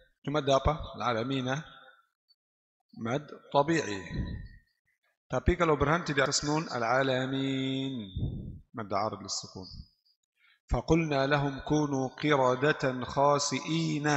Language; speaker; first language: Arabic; non-native, fluent; Indonesian